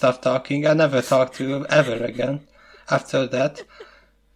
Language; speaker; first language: English; non-native, fluent; Hungarian